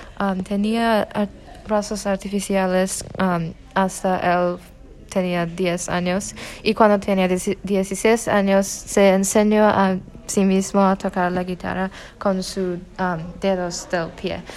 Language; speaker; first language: Spanish; non-native, learner; English